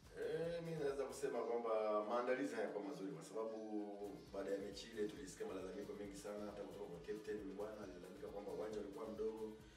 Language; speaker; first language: Swahili; native; Swahili